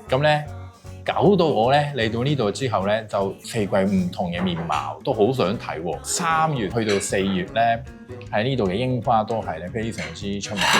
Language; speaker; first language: Cantonese; non-native, fluent; Japanese